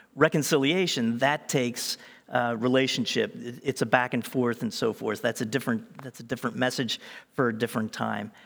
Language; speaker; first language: English; native; English